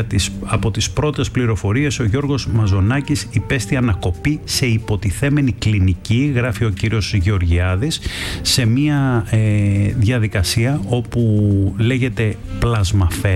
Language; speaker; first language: Greek; native; Greek